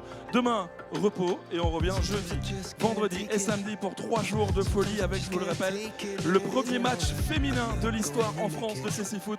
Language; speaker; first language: French; native; French